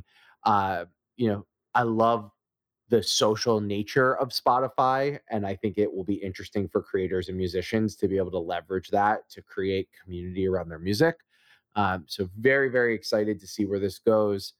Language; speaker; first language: English; native; English